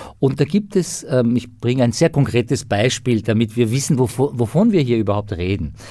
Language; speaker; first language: German; non-native, fluent; Persian